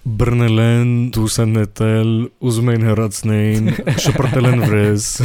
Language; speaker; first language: Armenian; early bilingual, heritage; Armenian